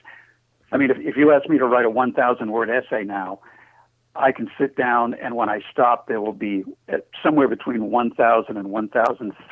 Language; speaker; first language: English; native; English